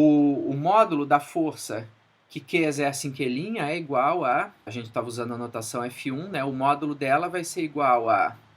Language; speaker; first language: Portuguese; native; Portuguese